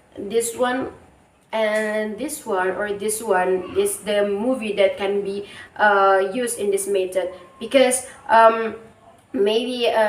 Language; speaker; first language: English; non-native, learner; Indonesian